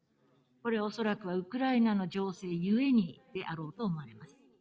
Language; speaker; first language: Japanese; native; Japanese